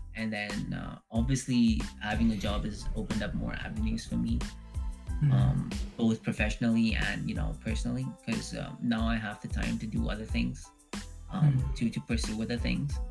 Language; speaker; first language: English; early bilingual, other home language; Hindi